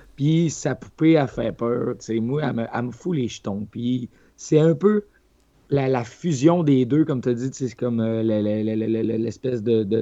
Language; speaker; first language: French; native; French